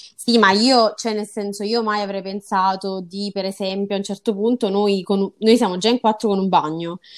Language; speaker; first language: Italian; native; Italian